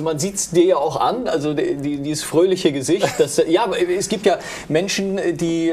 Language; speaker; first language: German; native; German